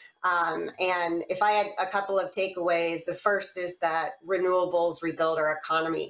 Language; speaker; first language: English; native; English